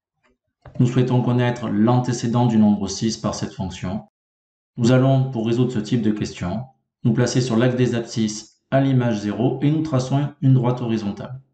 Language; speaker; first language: French; native; French